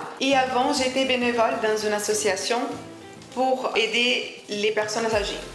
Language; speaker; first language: French; non-native, fluent; Portuguese